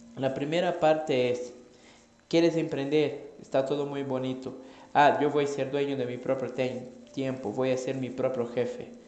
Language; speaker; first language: Spanish; non-native, fluent; Portuguese